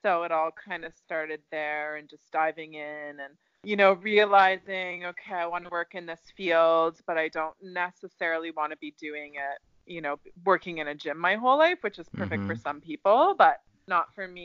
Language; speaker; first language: English; native; English